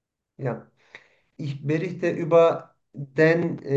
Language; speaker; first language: German; non-native, fluent; Turkish